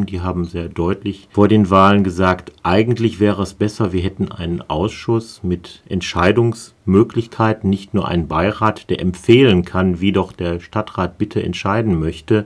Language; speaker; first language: German; native; German